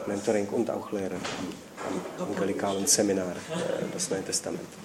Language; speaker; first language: German; non-native, fluent; Czech